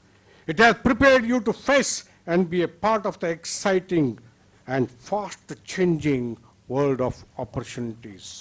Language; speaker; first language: English; non-native, local second language; Kannada